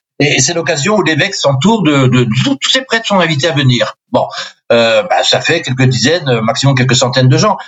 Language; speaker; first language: French; non-native, local second language; Swiss German